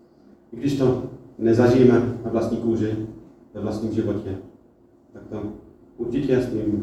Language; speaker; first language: Czech; non-native, fluent; English